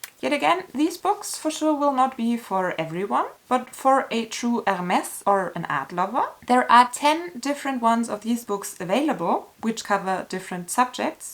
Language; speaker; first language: English; non-native, fluent; German